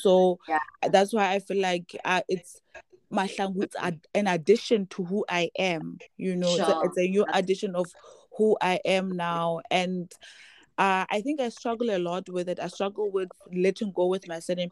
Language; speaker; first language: English; non-native, local second language; Southern Sotho